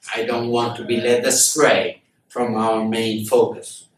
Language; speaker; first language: English; non-native, fluent; Italian